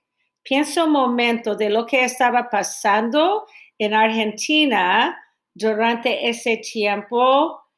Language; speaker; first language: Spanish; non-native, fluent; English